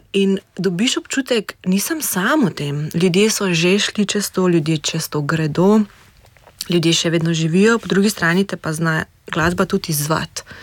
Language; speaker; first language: Slovenian; native; Slovenian